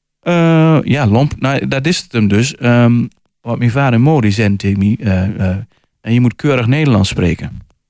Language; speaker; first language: Dutch; native; Dutch